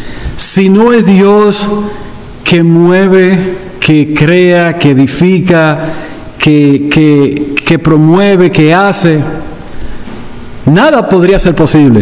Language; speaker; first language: Spanish; native; Spanish